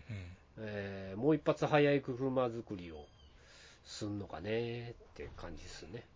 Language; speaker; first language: Japanese; native; Japanese